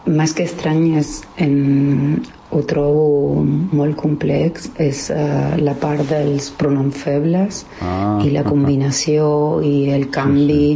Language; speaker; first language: Catalan; non-native, fluent; Spanish